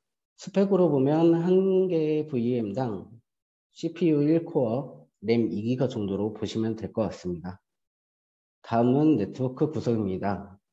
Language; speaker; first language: Korean; native; Korean